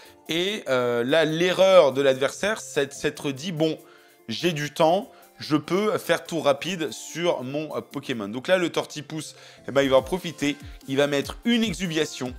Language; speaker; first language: French; native; French